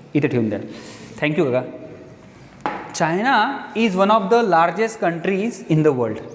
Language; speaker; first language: Hindi; non-native, local second language; Marathi